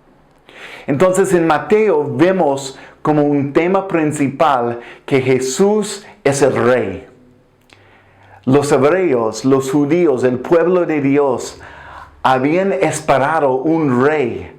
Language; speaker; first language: Spanish; non-native, fluent; English